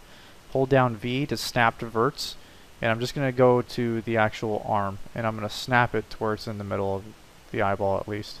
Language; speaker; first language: English; native; English